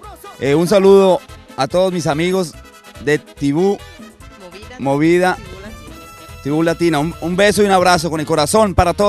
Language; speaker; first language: Italian; non-native, fluent; Spanish